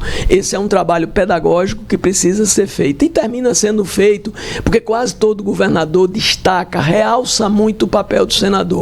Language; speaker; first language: Portuguese; native; Portuguese